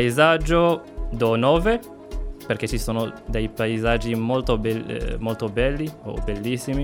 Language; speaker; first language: Italian; non-native, fluent; Arabic